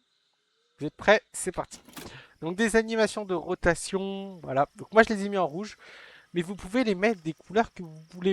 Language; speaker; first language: French; native; French